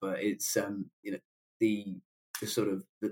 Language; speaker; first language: English; native; English